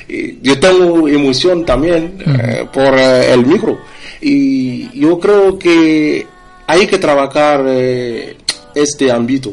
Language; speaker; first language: Spanish; non-native, fluent; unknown